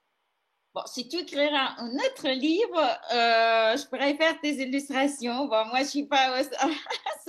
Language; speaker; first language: French; non-native, fluent; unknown